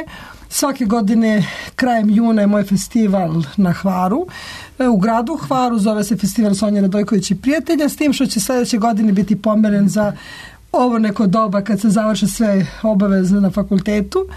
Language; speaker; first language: Serbian; native; Serbian